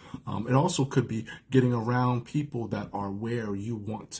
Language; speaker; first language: English; native; English